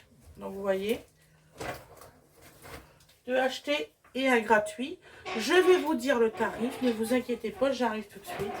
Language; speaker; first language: French; native; French